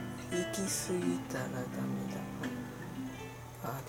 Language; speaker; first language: Japanese; native; Japanese